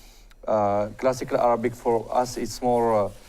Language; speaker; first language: English; non-native, fluent; Arabic